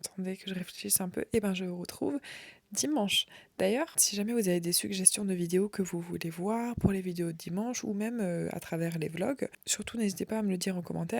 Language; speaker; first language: French; native; French